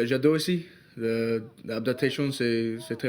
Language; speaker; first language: French; non-native, learner; English